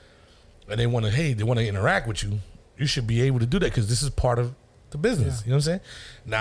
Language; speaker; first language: English; native; English